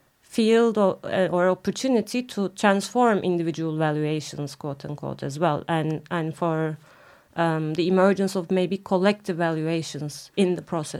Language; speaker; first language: English; non-native, fluent; Turkish